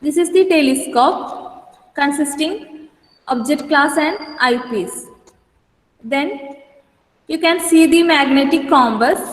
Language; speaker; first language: English; non-native, local second language; Malayalam